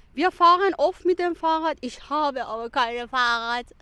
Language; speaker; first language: German; non-native, fluent; Persian